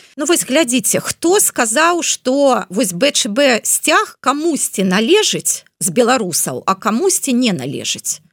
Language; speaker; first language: Belarusian; non-native, local second language; Russian